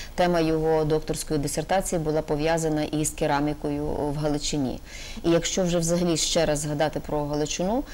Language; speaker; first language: Ukrainian; native; Ukrainian